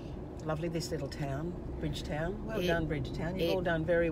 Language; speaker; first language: English; native; English